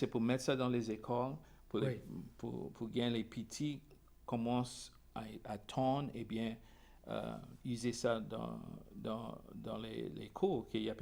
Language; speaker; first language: French; non-native, local second language; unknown